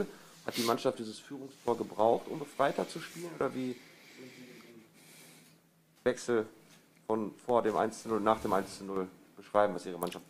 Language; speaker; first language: German; native; German